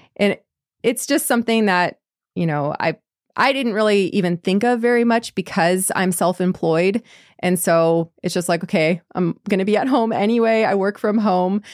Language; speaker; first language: English; native; English